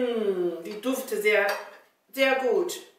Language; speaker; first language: German; non-native, learner; Chinese